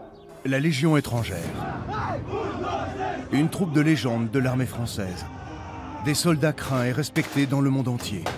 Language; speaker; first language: French; native; French